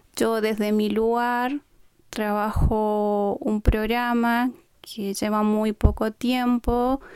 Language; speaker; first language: Spanish; non-native, local second language; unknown